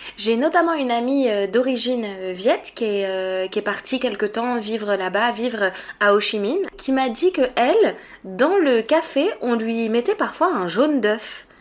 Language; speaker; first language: French; native; French